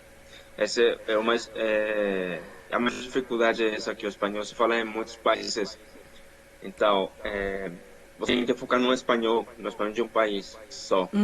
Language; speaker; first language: Portuguese; non-native, fluent; Spanish